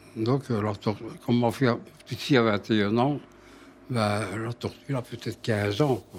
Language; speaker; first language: French; native; French